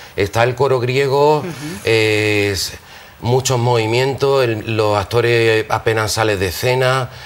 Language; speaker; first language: Spanish; native; Spanish